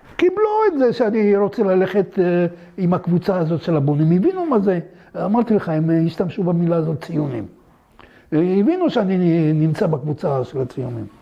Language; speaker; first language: Hebrew; non-native, fluent; French